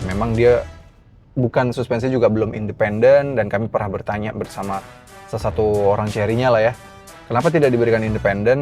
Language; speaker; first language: Indonesian; native; Indonesian